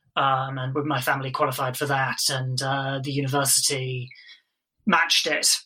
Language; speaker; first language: English; native; English